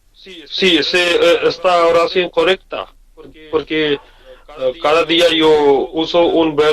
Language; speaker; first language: Spanish; non-native, learner; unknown